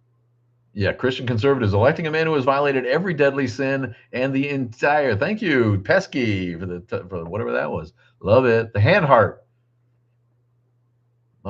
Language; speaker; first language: English; native; English